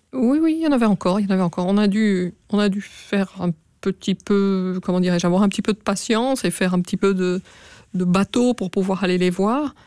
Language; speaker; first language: French; native; French